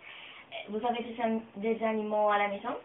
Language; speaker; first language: French; non-native, learner; Spanish